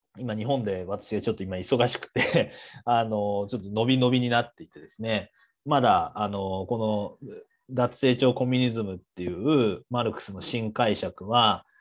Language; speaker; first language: Japanese; native; Japanese